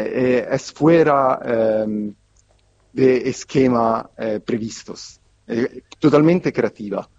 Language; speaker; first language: Spanish; non-native, fluent; Italian